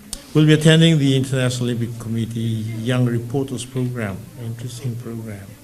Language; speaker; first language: English; non-native, local second language; Fijian